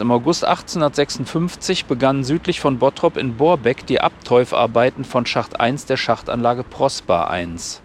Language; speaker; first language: German; native; German